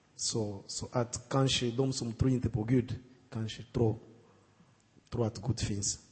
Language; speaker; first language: Swedish; non-native, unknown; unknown